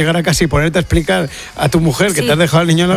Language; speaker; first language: Spanish; native; Spanish